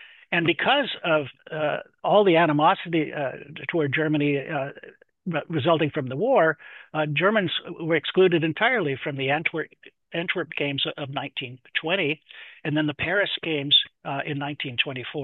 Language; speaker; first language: English; native; English